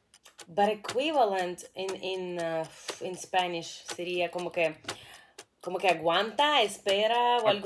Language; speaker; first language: Spanish; non-native, fluent; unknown